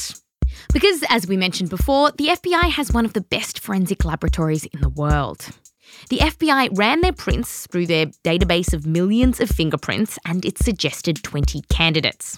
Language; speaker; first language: English; native; English